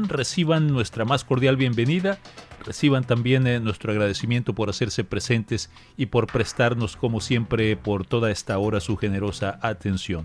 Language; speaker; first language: Spanish; native; Spanish